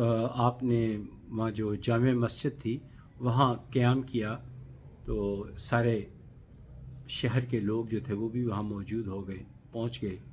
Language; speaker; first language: Urdu; native; Urdu